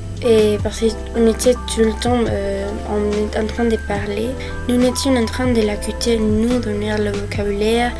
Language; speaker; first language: French; non-native, fluent; Spanish